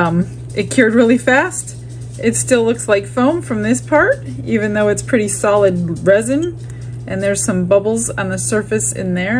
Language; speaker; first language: English; native; English